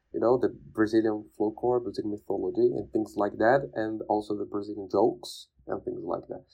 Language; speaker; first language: English; non-native, fluent; Portuguese